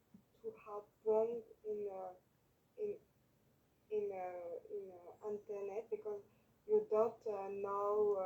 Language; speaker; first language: English; non-native, learner; French